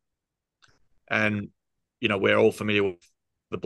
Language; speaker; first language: English; native; English